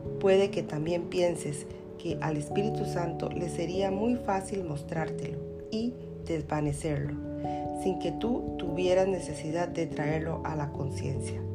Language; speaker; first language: Spanish; native; Spanish